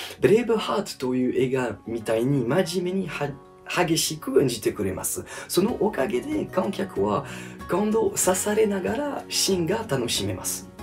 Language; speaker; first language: Japanese; non-native, learner; French